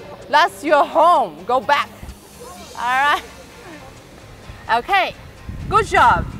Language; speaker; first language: English; non-native, fluent; Chinese